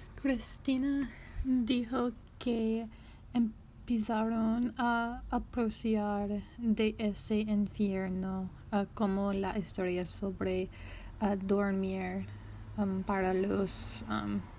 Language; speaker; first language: Spanish; non-native, learner; English